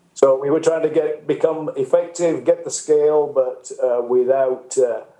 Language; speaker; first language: English; native; English